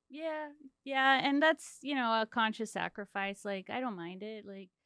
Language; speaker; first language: English; early bilingual, other home language; Spanish